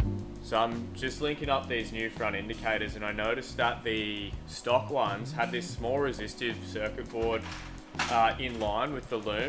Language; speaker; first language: English; native; English